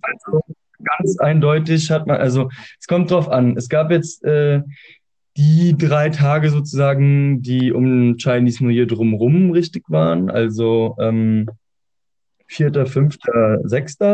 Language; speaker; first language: German; native; German